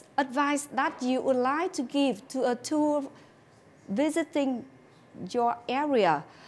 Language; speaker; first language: English; non-native, fluent; Vietnamese